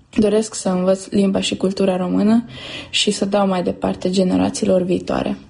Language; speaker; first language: Romanian; early bilingual, heritage; Romanian